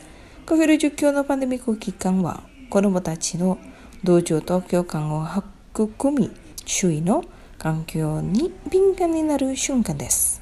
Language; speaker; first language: Japanese; non-native, fluent; Indonesian